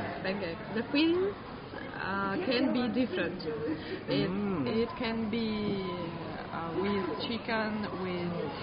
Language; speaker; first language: English; non-native, learner; Russian